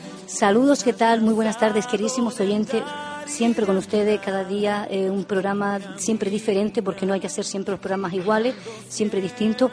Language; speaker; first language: Spanish; native; Spanish